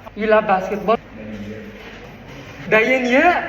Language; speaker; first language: English; non-native, fluent; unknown